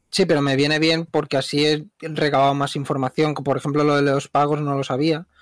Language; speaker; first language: Spanish; native; Spanish